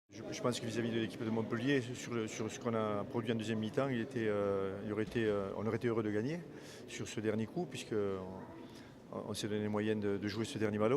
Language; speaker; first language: French; native; French